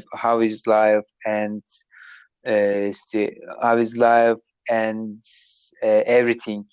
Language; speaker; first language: English; non-native, learner; Turkish